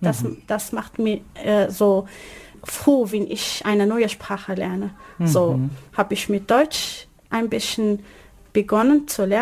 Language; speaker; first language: German; non-native, learner; Arabic